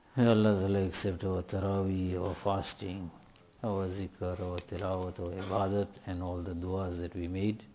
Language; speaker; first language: English; native; English